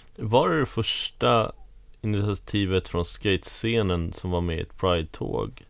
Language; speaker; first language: Swedish; native; Swedish